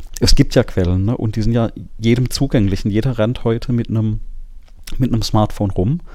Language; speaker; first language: German; native; German